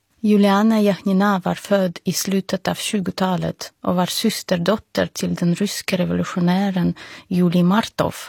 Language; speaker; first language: Swedish; non-native, fluent; Russian